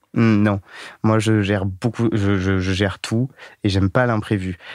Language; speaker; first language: French; native; French